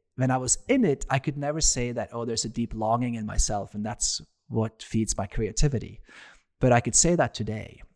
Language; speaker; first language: English; non-native, fluent; Norwegian